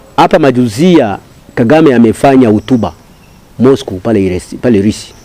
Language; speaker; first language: Swahili; native; Swahili